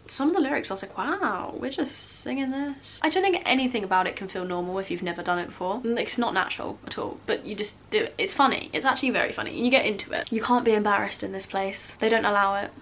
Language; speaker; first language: English; native; English